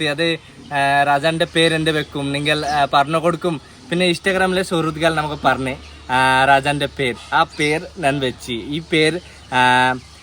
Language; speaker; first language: Malayalam; non-native, learner; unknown